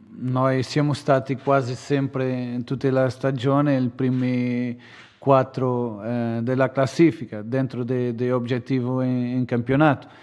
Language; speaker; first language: Italian; non-native, fluent; Portuguese